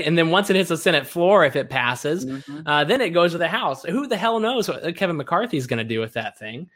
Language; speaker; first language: English; native; English